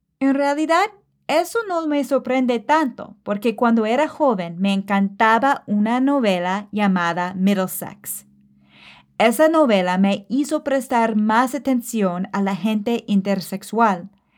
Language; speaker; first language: Spanish; non-native, fluent; English